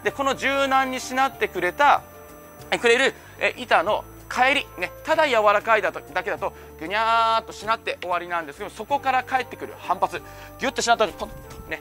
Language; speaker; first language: Japanese; native; Japanese